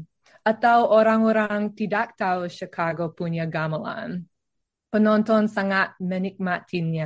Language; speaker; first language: Indonesian; non-native, learner; English